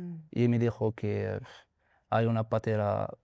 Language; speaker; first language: Spanish; non-native, learner; Arabic